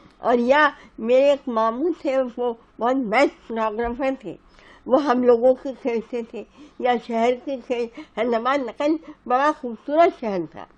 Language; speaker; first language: Urdu; native; Urdu